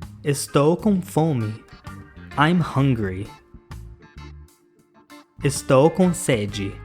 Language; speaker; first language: Portuguese; non-native, fluent; English